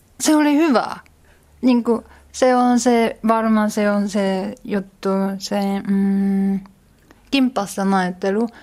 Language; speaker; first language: Finnish; non-native, learner; Korean